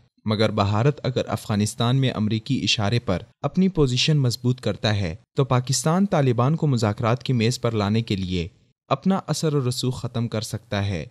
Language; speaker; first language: Urdu; native; Urdu